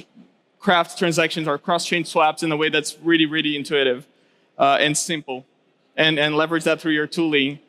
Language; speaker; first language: English; non-native, local second language; Portuguese